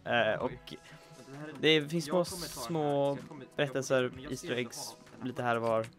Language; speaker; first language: Swedish; native; Swedish